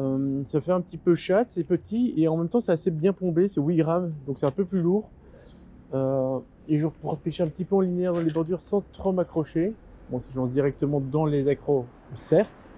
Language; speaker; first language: French; native; French